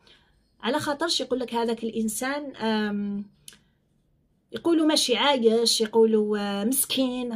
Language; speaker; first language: Arabic; native; Arabic